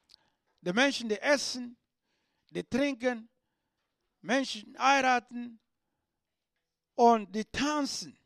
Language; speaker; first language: German; non-native, learner; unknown